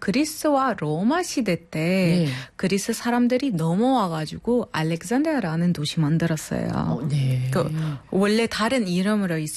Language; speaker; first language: Korean; non-native, fluent; Arabic